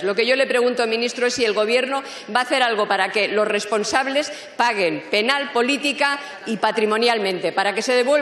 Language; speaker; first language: Spanish; native; Spanish